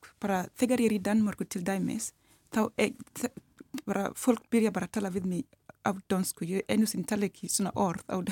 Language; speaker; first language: Icelandic; non-native, learner; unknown